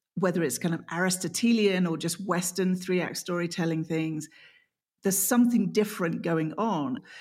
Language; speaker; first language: English; native; English